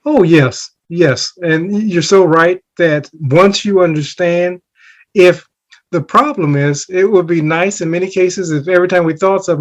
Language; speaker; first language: English; native; English